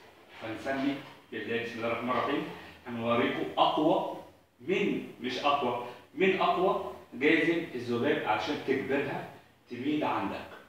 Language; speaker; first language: Arabic; native; Arabic